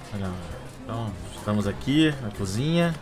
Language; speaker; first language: Portuguese; native; Portuguese